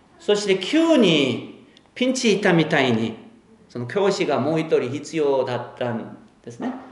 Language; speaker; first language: Japanese; non-native, fluent; Korean